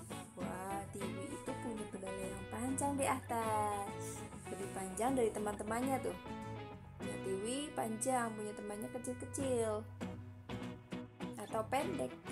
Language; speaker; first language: Indonesian; native; Indonesian